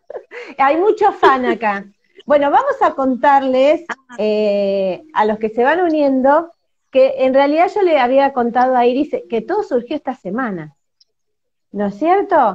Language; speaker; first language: Spanish; native; Spanish